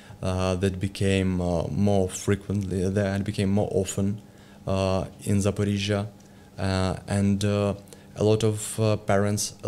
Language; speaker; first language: English; non-native, learner; Ukrainian